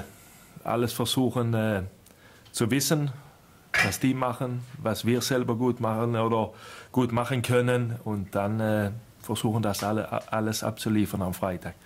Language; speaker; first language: German; non-native, fluent; Swedish